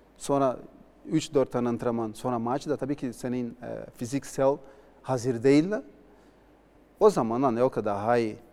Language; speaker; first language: Turkish; non-native, learner; Portuguese